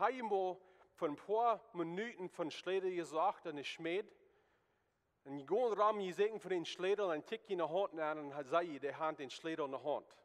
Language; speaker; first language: German; non-native, learner; Plautdietsch